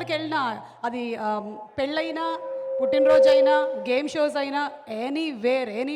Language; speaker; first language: Telugu; native; Telugu